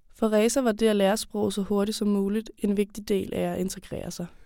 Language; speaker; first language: Danish; native; Danish